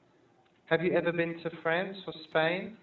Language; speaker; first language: English; non-native, fluent; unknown